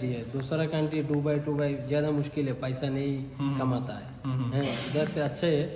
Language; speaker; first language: Hindi; non-native, learner; Bangla